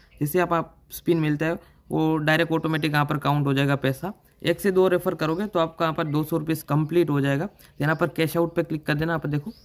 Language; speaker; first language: Hindi; native; Hindi